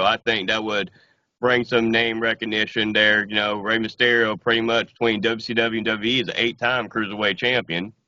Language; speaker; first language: English; native; English